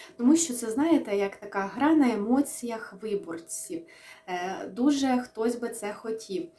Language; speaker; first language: Ukrainian; non-native, local second language; Russian